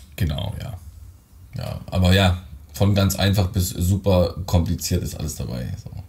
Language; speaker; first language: German; native; German